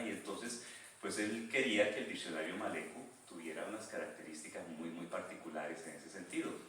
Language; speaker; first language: Spanish; native; Spanish